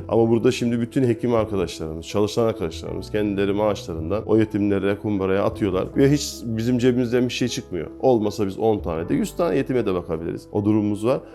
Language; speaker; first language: Turkish; native; Turkish